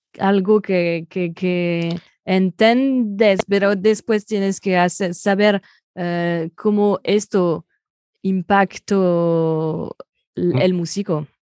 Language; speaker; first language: Spanish; non-native, fluent; French